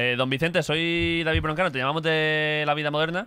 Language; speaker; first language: Spanish; native; Spanish